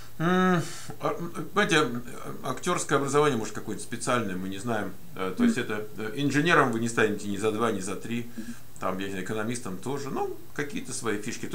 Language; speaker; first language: Russian; native; Russian